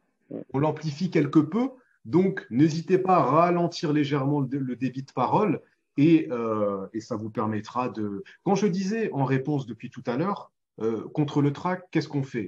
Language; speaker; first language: French; native; French